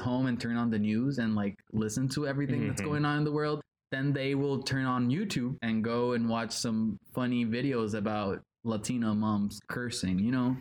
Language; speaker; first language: English; non-native, fluent; Spanish